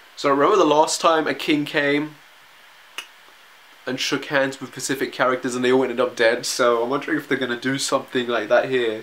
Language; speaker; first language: English; native; English